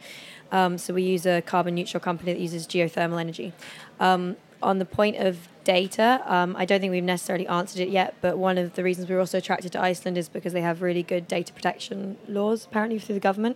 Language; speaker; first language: English; native; English